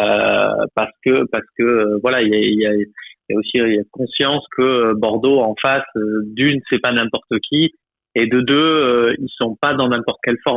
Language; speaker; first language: French; native; French